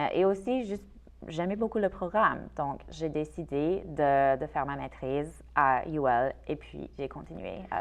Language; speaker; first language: French; non-native, fluent; English